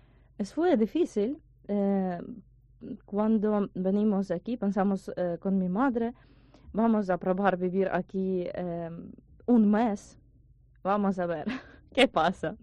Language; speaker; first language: Spanish; non-native, learner; Ukrainian